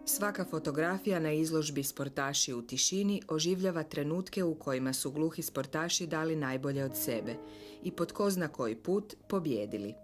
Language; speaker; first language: Croatian; native; Croatian